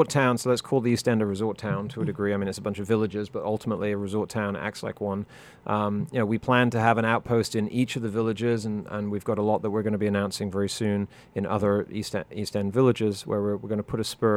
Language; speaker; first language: English; non-native, local second language; French